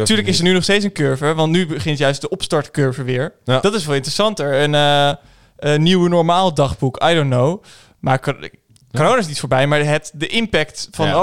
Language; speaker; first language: Dutch; native; Dutch